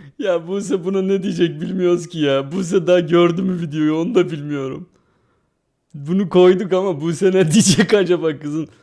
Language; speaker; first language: Turkish; native; Turkish